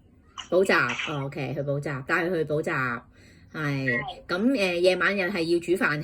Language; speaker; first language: Cantonese; native; Cantonese